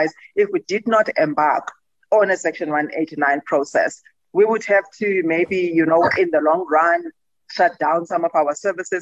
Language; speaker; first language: English; non-native, local second language; Xhosa